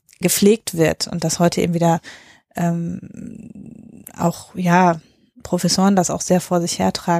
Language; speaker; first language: German; native; German